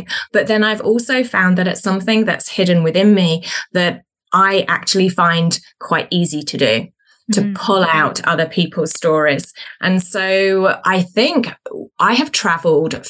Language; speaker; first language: English; native; English